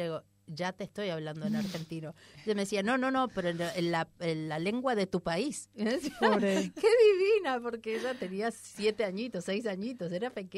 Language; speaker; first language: Spanish; native; Spanish